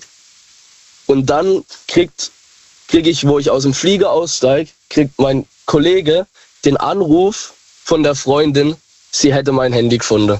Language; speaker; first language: German; native; German